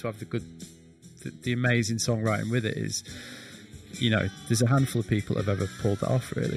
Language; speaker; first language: English; native; English